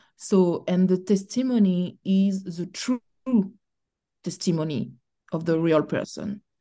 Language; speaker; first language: English; non-native, learner; French